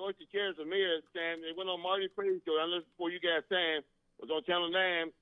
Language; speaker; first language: English; native; English